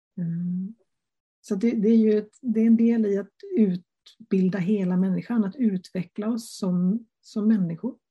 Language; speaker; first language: Swedish; native; Swedish